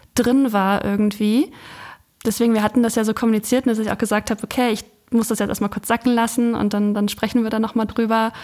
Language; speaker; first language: German; native; German